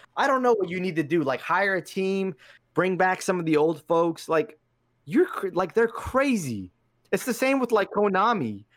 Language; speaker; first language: English; early bilingual, other home language; Arabic